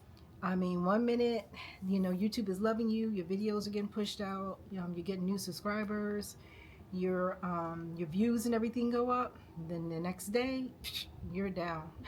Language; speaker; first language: English; native; English